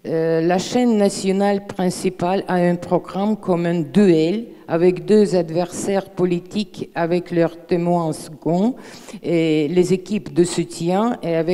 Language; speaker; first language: French; non-native, fluent; Russian